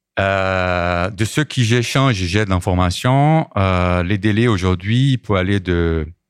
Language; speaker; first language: French; non-native, fluent; Portuguese